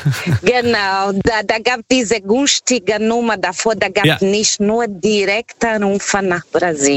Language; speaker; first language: German; non-native, fluent; Portuguese